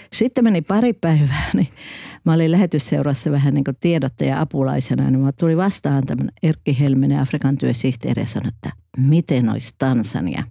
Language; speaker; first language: Finnish; native; Finnish